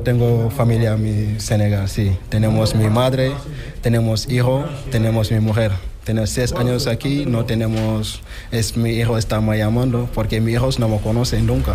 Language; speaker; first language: Spanish; non-native, learner; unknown